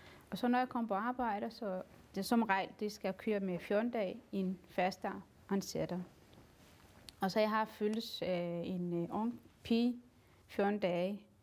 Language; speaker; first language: Danish; non-native, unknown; Somali